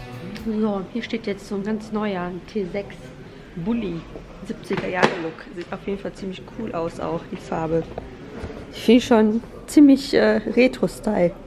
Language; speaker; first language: German; native; German